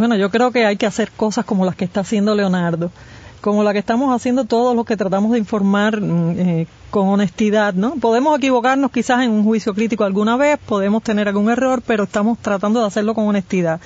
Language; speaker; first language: Spanish; native; Spanish